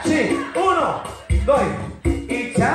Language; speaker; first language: Romanian; non-native, fluent; Spanish